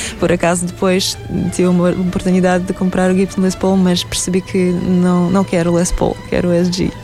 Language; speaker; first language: Portuguese; non-native, fluent; Russian